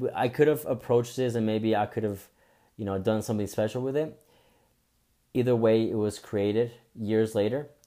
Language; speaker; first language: English; early bilingual, other home language; Spanish